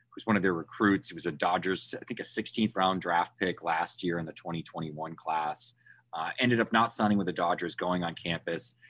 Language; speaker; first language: English; native; English